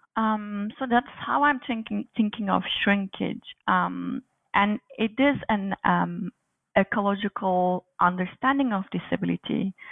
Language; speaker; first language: English; non-native, fluent; Turkish